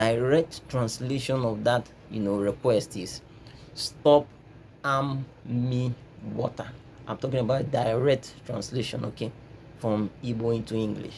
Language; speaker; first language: English; non-native, local second language; Igbo